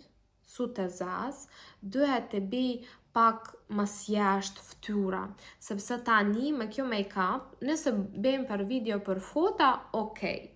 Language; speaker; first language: Albanian; non-native, learner; Russian